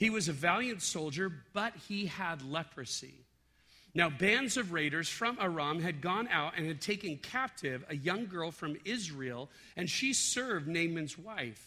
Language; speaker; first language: English; native; English